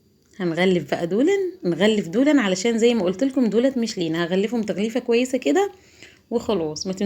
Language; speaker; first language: Arabic; native; Arabic